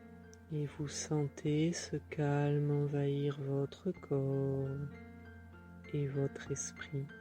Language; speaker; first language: French; native; French